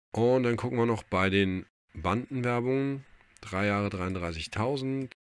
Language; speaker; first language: German; native; German